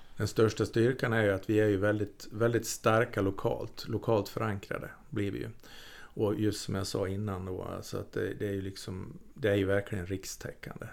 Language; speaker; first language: Swedish; native; Swedish